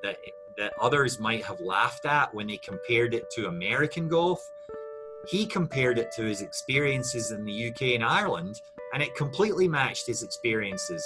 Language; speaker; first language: English; native; English